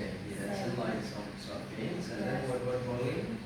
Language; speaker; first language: English; non-native, fluent; Indonesian